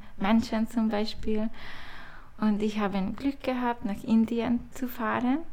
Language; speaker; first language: German; non-native, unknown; Hungarian